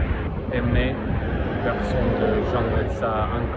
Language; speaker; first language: French; non-native, learner; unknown